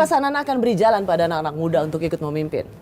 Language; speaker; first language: Indonesian; native; Indonesian